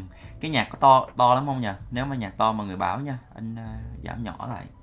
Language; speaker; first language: English; non-native, fluent; Vietnamese